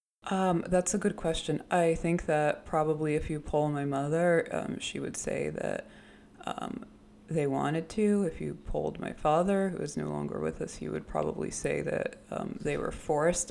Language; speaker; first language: English; early bilingual, other home language; Russian